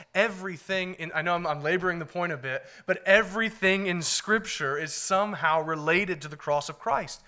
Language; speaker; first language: English; native; English